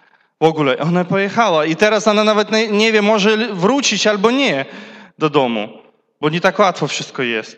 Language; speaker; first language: Polish; non-native, learner; Russian